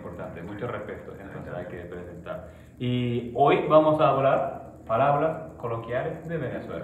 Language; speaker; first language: Spanish; non-native, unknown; Japanese